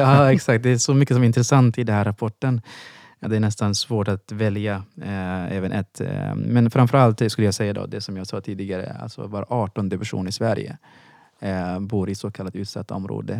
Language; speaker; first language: Swedish; non-native, fluent; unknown